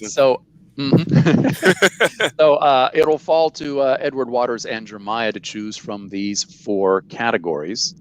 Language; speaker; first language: English; native; English